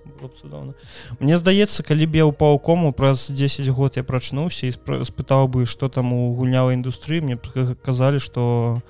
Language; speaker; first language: Belarusian; non-native, local second language; Russian